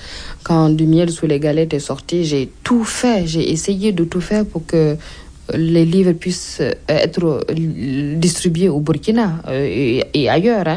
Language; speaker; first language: French; non-native, local second language; Mossi